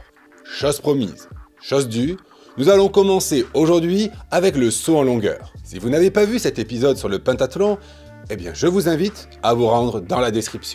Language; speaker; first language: French; native; French